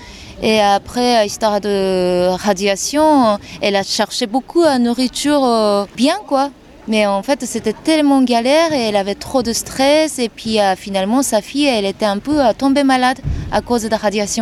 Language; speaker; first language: French; non-native, fluent; Japanese